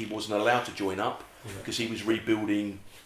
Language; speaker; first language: English; native; English